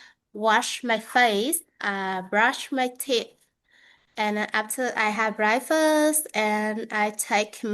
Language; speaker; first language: English; non-native, learner; Vietnamese